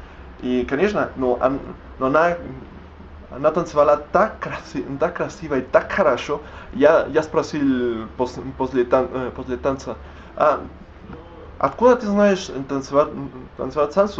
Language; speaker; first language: Russian; non-native, learner; Spanish